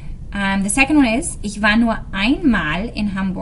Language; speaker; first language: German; non-native, fluent; English